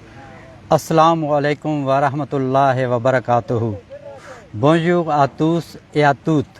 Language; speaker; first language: French; non-native, fluent; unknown